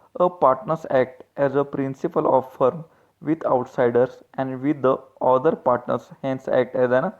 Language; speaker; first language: English; non-native, local second language; Marathi